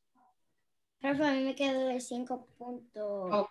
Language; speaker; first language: Spanish; native; Spanish